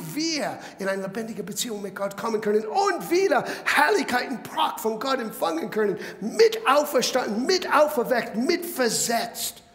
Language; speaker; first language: German; non-native, fluent; English